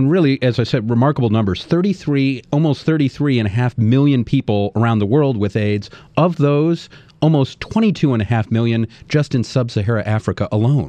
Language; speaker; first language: English; native; English